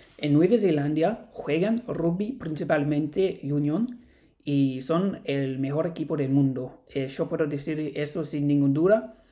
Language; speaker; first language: Spanish; non-native, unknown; English